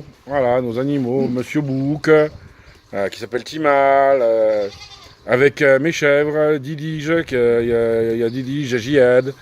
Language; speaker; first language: French; native; French